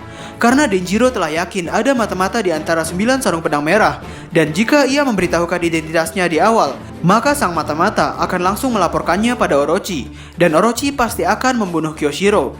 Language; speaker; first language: Indonesian; native; Indonesian